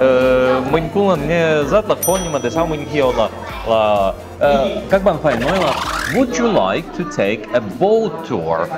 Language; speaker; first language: Vietnamese; non-native, learner; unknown